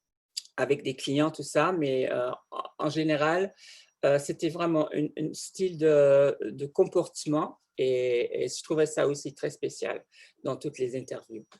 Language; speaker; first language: French; non-native, fluent; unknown